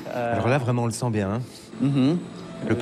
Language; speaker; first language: French; native; French